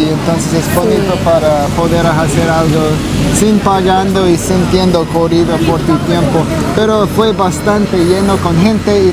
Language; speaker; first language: Spanish; non-native, learner; English